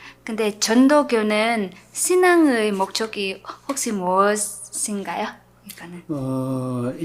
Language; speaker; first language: Korean; non-native, fluent; Vietnamese